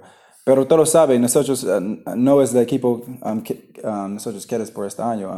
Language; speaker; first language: Spanish; non-native, learner; English